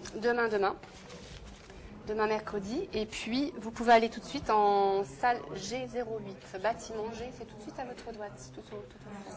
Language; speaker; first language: French; native; French